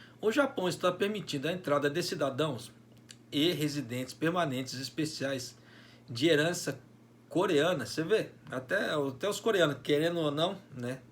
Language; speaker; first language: Portuguese; native; Portuguese